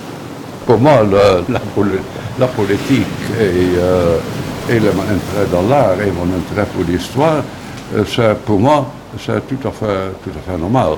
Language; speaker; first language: French; non-native, fluent; Dutch